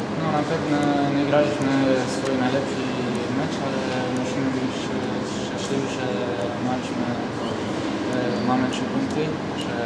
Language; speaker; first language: Polish; non-native, fluent; Spanish